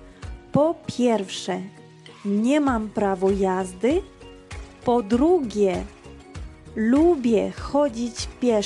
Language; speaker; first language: Polish; non-native, fluent; Georgian